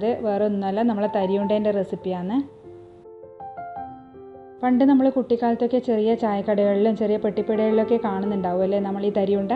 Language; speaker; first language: Malayalam; native; Malayalam